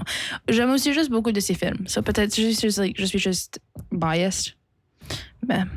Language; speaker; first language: French; non-native, local second language; English